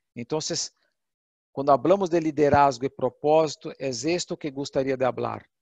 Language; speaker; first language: Portuguese; non-native, learner; Spanish